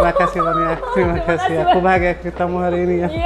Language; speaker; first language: Indonesian; non-native, learner; Arabic